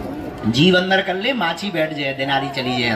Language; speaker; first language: Hindi; native; Hindi